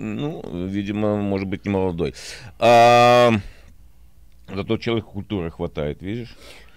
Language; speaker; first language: Russian; native; Russian